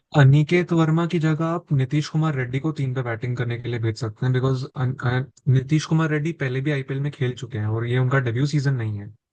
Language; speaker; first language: Hindi; native; Hindi